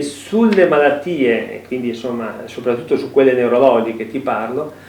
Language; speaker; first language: Italian; native; Italian